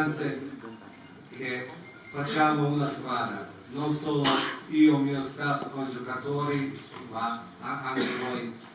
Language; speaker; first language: Italian; non-native, fluent; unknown